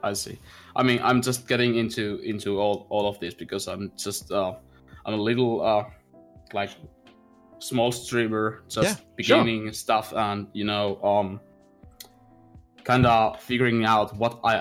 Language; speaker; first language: English; non-native, fluent; Finnish